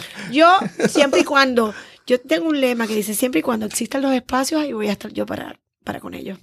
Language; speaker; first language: Spanish; native; Spanish